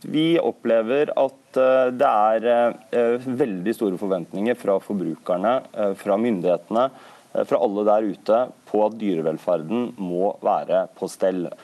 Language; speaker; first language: Norwegian; native; Norwegian